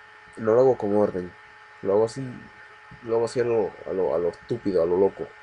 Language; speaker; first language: Spanish; native; Spanish